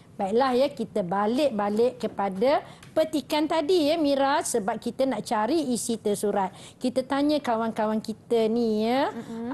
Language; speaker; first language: Malay; native; Malay